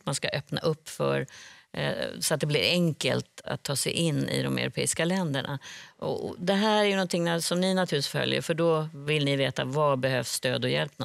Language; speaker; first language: Swedish; native; Swedish